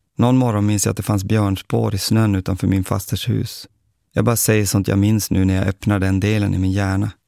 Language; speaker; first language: Swedish; native; Swedish